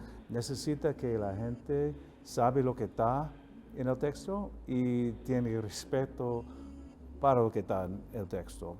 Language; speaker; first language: Spanish; non-native, fluent; English